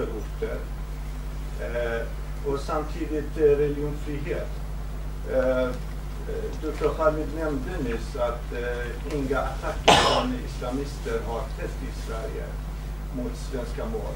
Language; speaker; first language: Swedish; non-native, fluent; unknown